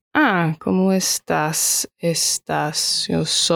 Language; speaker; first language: Spanish; non-native, learner; English